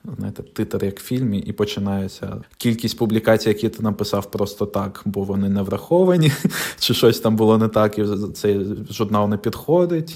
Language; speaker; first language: Ukrainian; non-native, local second language; Russian